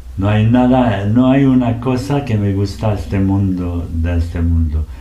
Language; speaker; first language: Spanish; non-native, learner; French